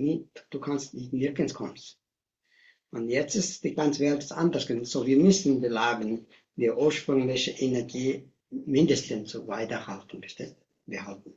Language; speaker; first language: German; non-native, learner; Tibetan